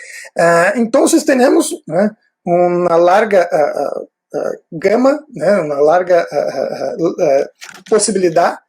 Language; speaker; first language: Spanish; non-native, fluent; Portuguese